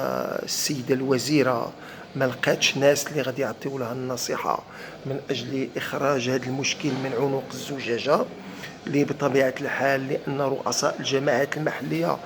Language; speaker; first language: Arabic; native; Arabic